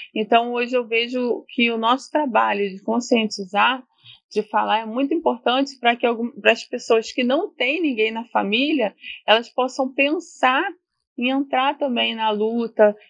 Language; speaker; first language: Portuguese; native; Portuguese